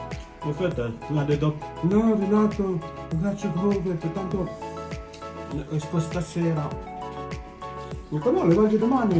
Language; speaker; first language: Italian; non-native, learner; Filipino